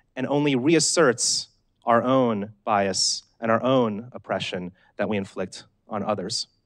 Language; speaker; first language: English; native; English